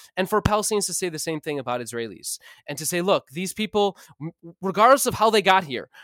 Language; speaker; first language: English; native; English